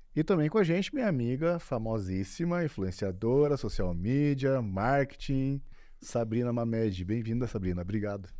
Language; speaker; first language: Portuguese; native; Portuguese